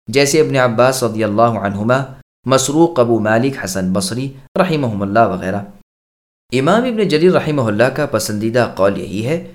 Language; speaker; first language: Urdu; native; Urdu